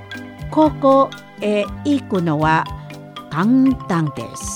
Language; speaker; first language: Japanese; non-native, learner; Indonesian